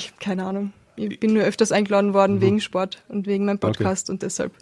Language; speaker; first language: German; native; German